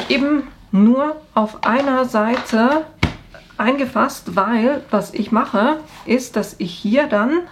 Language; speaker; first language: German; native; German